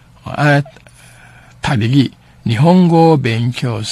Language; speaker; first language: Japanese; non-native, fluent; Min Nan Chinese